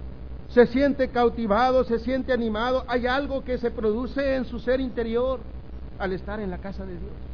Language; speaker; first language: Spanish; native; Spanish